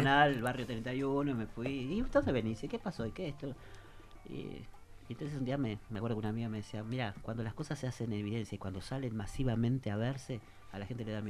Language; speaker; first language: Spanish; native; Spanish